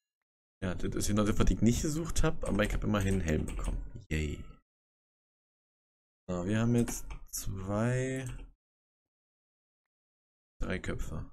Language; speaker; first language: German; native; German